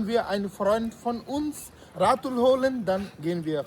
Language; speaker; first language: German; non-native, learner; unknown